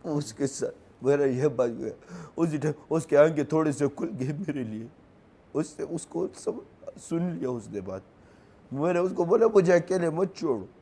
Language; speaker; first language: Urdu; non-native, local second language; Pashto